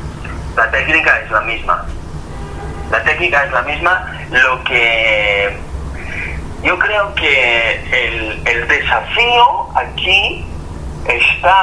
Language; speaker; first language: Spanish; non-native, fluent; Hebrew